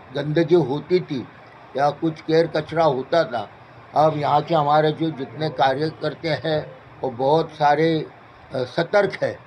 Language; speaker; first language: Hindi; non-native, local second language; Marathi